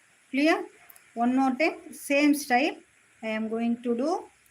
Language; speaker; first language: English; non-native, local second language; Tamil